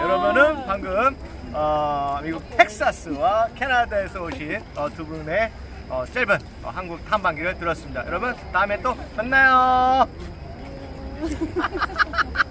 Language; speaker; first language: Korean; native; Korean